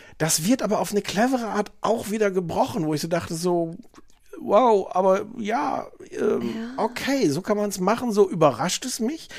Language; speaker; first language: German; native; German